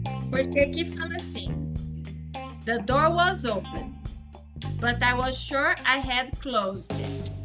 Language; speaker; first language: English; non-native, fluent; Portuguese